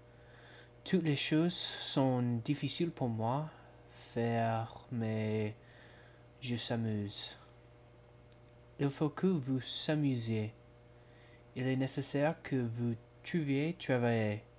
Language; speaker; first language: French; non-native, learner; English